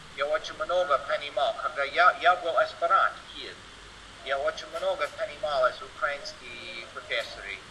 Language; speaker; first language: Russian; non-native, learner; English